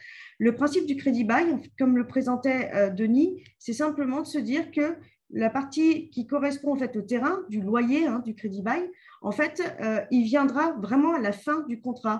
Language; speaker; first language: French; native; French